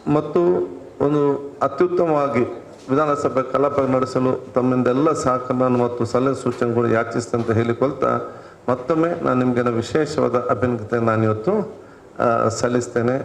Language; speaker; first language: Kannada; non-native, local second language; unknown